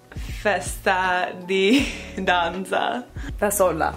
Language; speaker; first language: Italian; non-native, learner; English